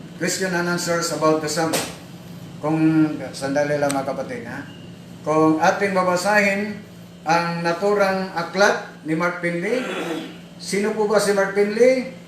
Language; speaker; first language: Filipino; non-native, local second language; Cebuano